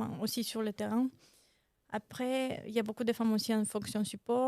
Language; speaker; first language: French; non-native, fluent; Romanian